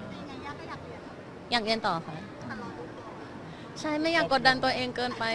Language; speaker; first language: Thai; native; Thai